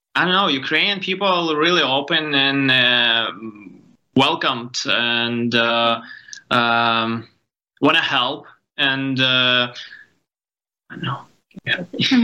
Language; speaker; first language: English; non-native, learner; Ukrainian